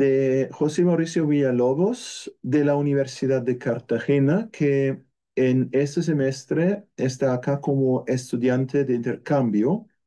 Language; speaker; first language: Spanish; non-native, fluent; German